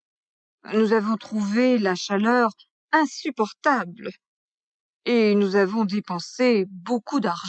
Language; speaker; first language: French; native; French